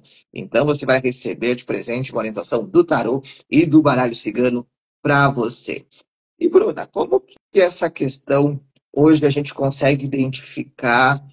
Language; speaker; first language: Portuguese; native; Portuguese